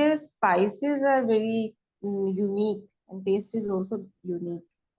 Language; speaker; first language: English; non-native, learner; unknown